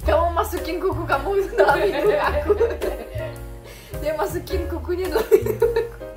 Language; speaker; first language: Indonesian; early bilingual, other home language; Russian